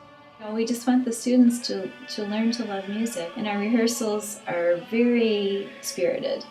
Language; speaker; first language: English; native; English